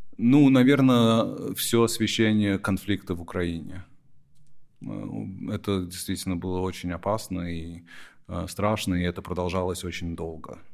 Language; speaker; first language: Russian; early bilingual, heritage; Russian